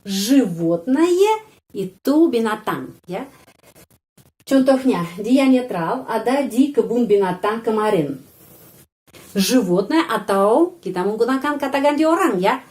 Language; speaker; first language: Indonesian; non-native, fluent; Russian